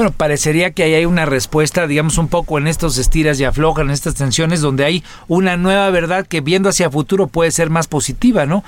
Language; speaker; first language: Spanish; native; Spanish